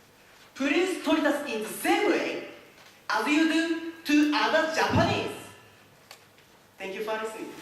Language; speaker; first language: English; non-native, learner; Japanese